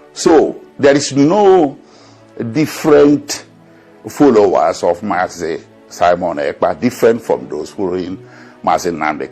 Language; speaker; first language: English; non-native, local second language; Igbo